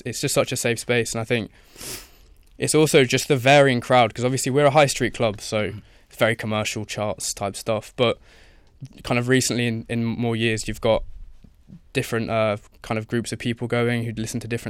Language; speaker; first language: English; native; English